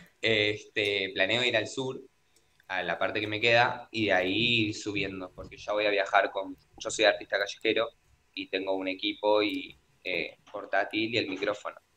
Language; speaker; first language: Spanish; native; Spanish